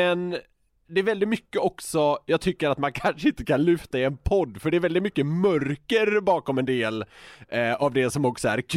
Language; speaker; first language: Swedish; native; Swedish